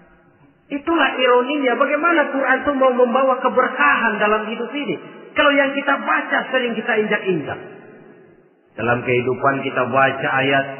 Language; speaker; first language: Indonesian; native; Indonesian